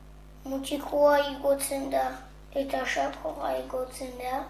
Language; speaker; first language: Basque; non-native, local second language; French